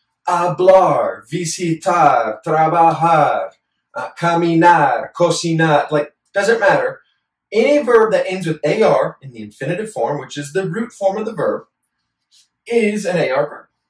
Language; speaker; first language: English; native; English